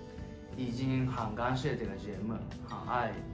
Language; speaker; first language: Chinese; non-native, learner; Japanese